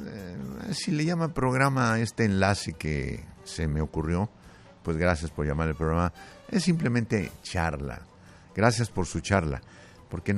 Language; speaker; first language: Spanish; native; Spanish